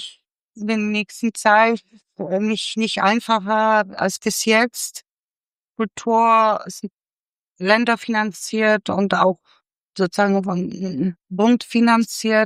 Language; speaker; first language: German; non-native, fluent; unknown